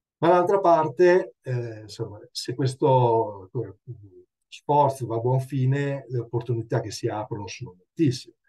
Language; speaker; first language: Italian; native; Italian